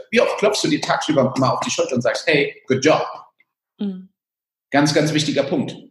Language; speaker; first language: German; early bilingual, other home language; Spanish